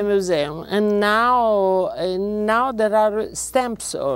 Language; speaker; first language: English; non-native, learner; Italian